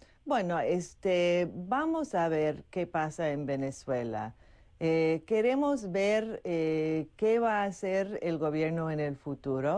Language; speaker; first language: Spanish; non-native, fluent; English